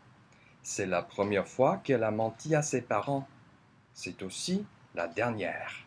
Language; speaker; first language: French; non-native, fluent; English